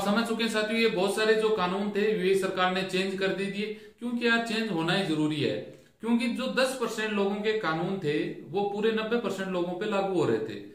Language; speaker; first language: Hindi; native; Hindi